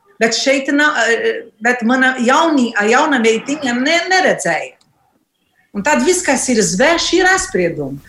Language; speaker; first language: Latvian; non-native, learner; Portuguese